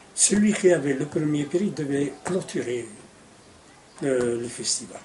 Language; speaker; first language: French; non-native, local second language; Arabic